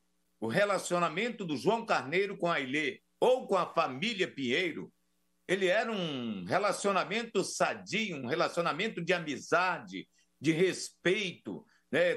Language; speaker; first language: Portuguese; native; Portuguese